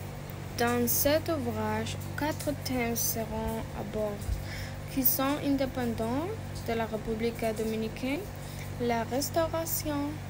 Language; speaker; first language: French; non-native, learner; Spanish